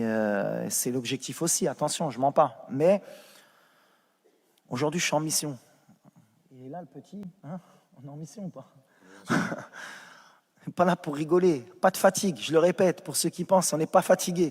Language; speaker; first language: French; native; French